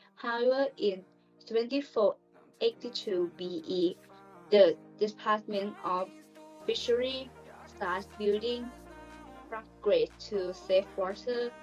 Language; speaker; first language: English; non-native, learner; Thai